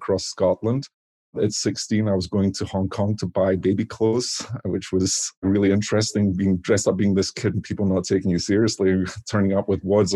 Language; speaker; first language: English; native; English